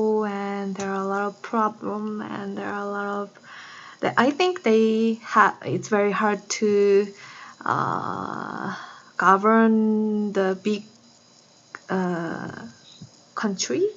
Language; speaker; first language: English; non-native, learner; Korean